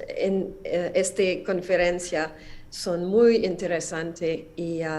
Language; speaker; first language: Spanish; non-native, learner; French